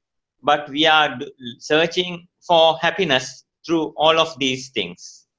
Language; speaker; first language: English; non-native, local second language; Sinhala